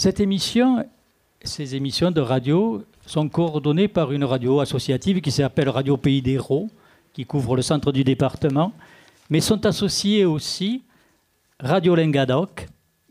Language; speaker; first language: French; native; French